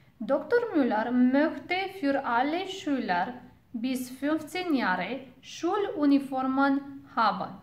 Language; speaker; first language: German; non-native, fluent; Romanian